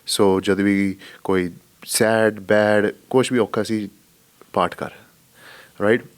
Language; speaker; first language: Punjabi; early bilingual, heritage; Punjabi